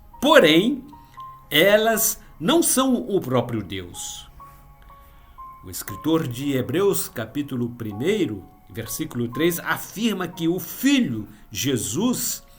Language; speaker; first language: Portuguese; native; Portuguese